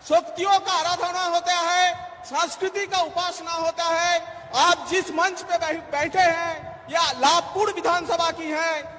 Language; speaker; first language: Hindi; non-native, local second language; Bangla